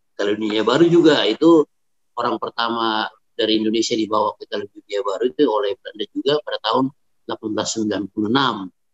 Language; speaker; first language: Indonesian; non-native, local second language; Batak Toba